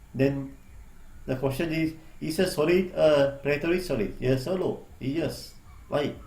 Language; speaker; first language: English; non-native, local second language; Sinhala